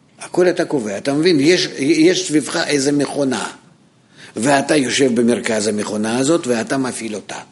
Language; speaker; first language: Hebrew; non-native, fluent; Russian